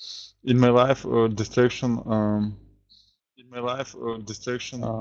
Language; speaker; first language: English; non-native, learner; Russian